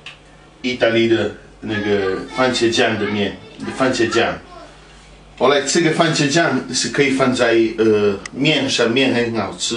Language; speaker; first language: Chinese; non-native, fluent; Italian